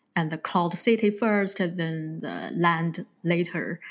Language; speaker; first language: English; non-native, fluent; Chinese